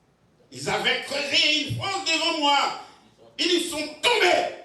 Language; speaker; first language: French; non-native, local second language; Haitian Creole